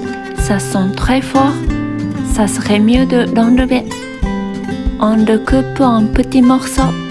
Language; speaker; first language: French; non-native, fluent; Japanese